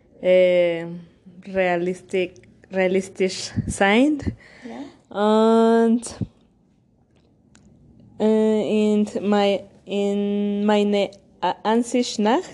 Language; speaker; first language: German; non-native, learner; Spanish